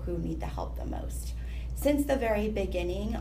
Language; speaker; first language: English; native; English